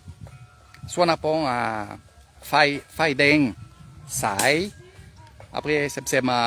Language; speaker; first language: Thai; non-native, learner; French